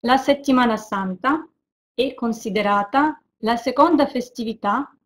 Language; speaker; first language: Italian; non-native, fluent; Russian